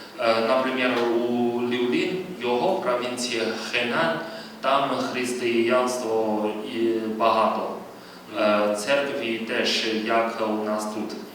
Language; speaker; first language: Ukrainian; non-native, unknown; Chinese